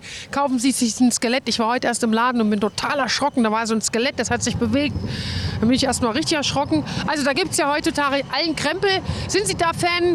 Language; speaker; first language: German; native; German